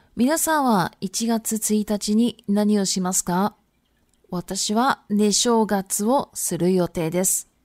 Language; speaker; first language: Japanese; non-native, fluent; Chinese